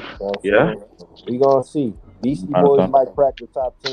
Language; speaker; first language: English; native; English